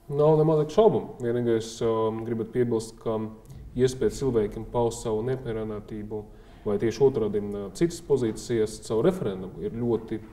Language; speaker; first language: Latvian; non-native, local second language; Russian